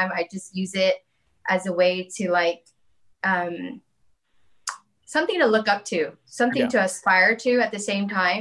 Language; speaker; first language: English; native; English